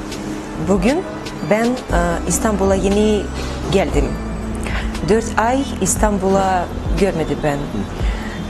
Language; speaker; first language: Turkish; non-native, learner; Russian